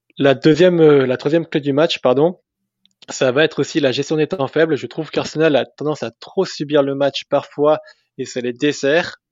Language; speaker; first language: French; native; French